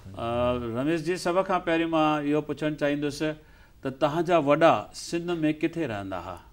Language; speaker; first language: Sindhi; early bilingual, heritage; Sindhi